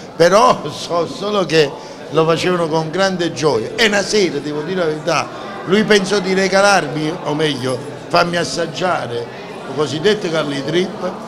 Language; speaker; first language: Italian; native; Italian